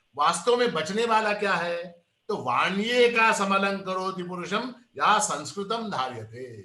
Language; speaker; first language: Hindi; non-native, local second language; Kannada